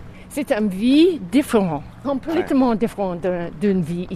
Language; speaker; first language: French; non-native, fluent; English